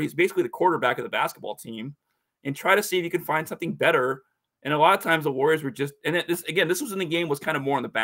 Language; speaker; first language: English; native; English